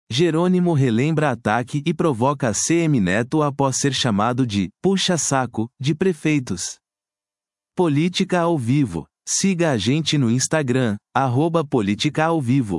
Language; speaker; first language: Portuguese; native; Portuguese